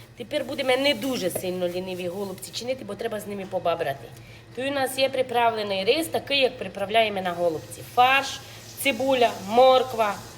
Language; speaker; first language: Ukrainian; native; Ukrainian